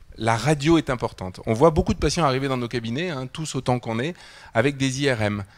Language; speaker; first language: French; native; French